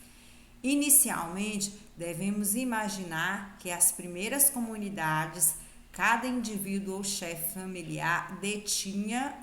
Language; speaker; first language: Portuguese; native; Portuguese